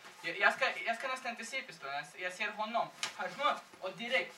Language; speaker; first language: Swedish; non-native, fluent; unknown